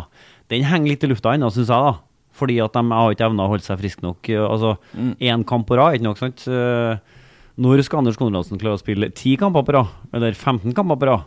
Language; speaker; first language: Norwegian; native; Norwegian